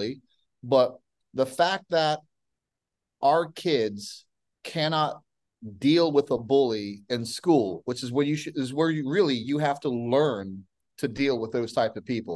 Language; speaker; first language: English; native; English